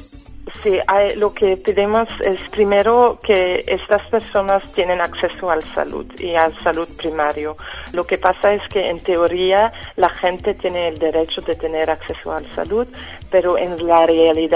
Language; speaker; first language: Spanish; non-native, fluent; French